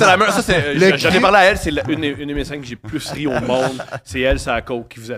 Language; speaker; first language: French; native; French